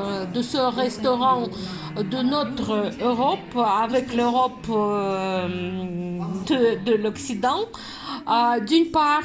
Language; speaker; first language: French; non-native, fluent; Russian